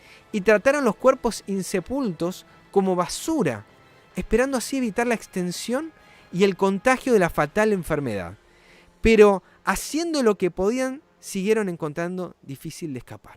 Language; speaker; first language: Spanish; native; Spanish